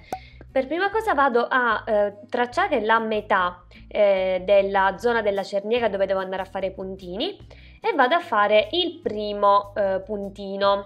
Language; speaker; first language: Italian; native; Italian